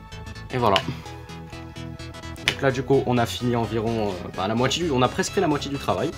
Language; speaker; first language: French; native; French